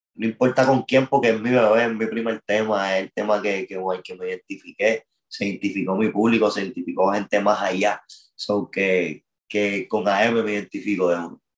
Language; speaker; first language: Spanish; native; Spanish